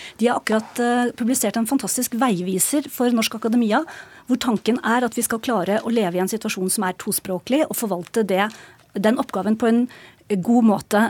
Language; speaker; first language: Norwegian; native; Norwegian